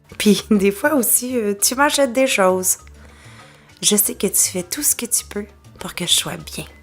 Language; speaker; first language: French; native; French